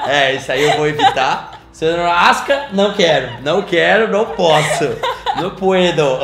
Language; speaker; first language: Portuguese; native; Portuguese